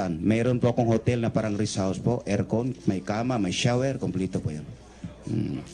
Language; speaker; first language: Filipino; non-native, local second language; Cebuano